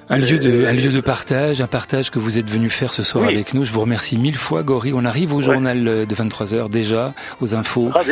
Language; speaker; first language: French; native; French